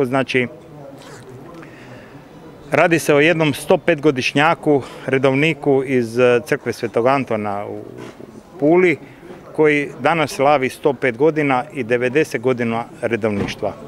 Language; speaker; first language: Croatian; native; Croatian